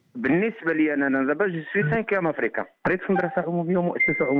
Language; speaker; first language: Arabic; native; Arabic